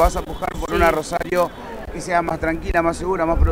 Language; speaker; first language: Spanish; native; Spanish